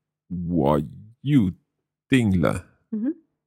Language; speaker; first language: Chinese; non-native, learner; English